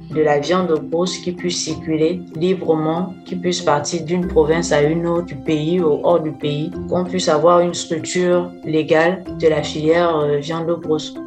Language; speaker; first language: French; non-native, local second language; Fang